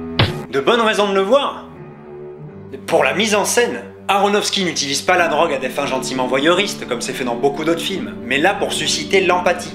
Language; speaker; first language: French; native; French